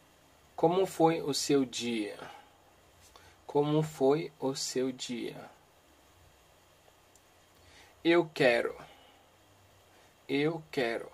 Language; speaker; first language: Portuguese; non-native, learner; Haitian Creole